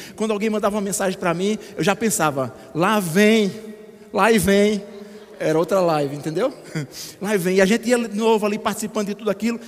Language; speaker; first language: Portuguese; native; Portuguese